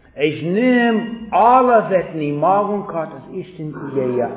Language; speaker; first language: Hungarian; non-native, fluent; English